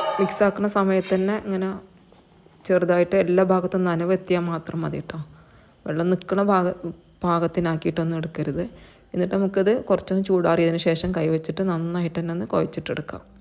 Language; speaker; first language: Malayalam; native; Malayalam